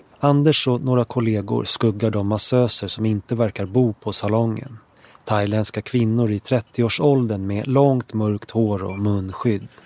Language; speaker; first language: Swedish; native; Swedish